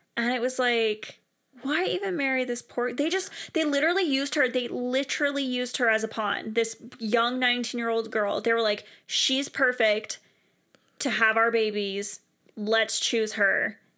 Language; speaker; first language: English; native; English